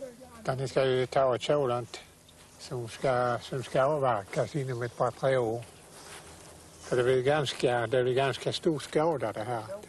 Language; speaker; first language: Swedish; native; Swedish